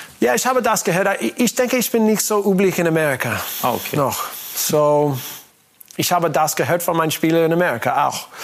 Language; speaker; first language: German; non-native, learner; English